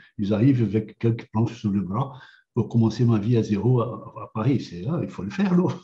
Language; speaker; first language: French; non-native, fluent; Portuguese